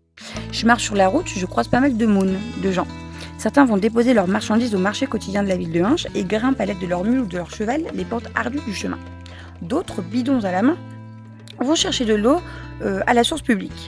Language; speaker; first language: French; native; French